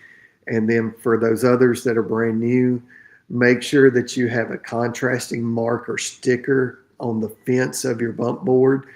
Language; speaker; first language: English; native; English